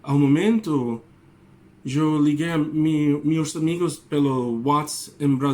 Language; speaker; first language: Portuguese; non-native, learner; English